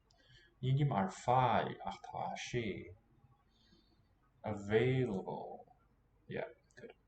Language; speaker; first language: Irish; non-native, learner; English